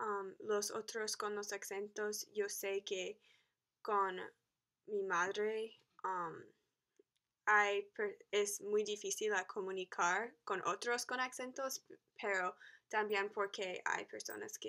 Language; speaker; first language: Spanish; non-native, learner; English